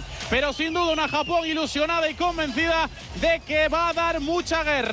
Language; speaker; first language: Spanish; native; Spanish